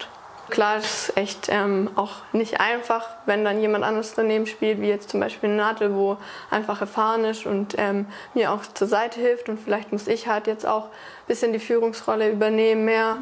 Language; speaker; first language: German; native; German